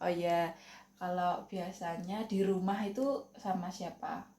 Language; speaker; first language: Indonesian; native; Indonesian